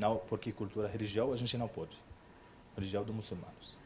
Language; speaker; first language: Portuguese; non-native, learner; Arabic